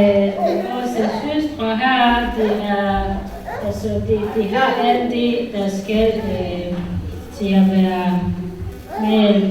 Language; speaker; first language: Danish; non-native, learner; Kinyarwanda